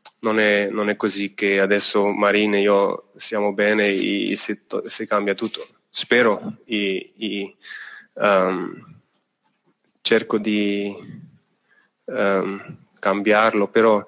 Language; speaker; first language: Italian; non-native, fluent; German